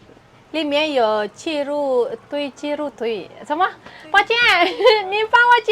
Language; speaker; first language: Chinese; non-native, fluent; Indonesian